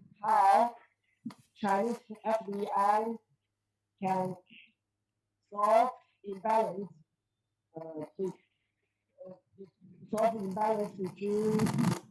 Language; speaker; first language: English; non-native, learner; Chinese